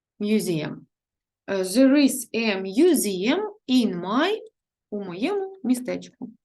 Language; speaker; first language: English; non-native, learner; Ukrainian